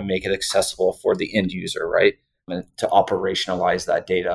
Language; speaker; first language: English; native; English